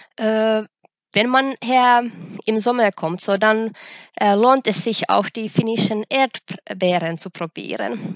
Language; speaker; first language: German; non-native, fluent; Finnish